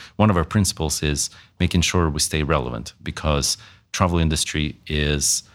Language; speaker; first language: English; native; English